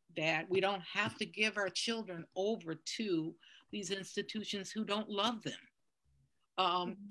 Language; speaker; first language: English; native; English